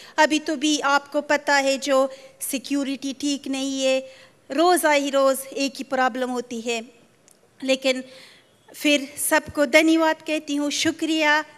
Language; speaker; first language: Hindi; non-native, learner; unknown